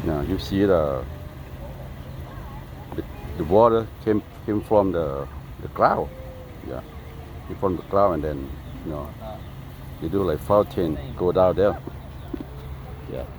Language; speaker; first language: English; non-native, learner; Lao